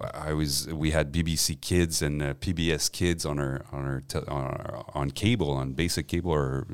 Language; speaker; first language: English; non-native, fluent; French